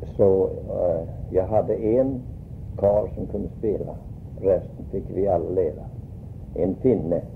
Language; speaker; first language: Swedish; early bilingual, heritage; Swedish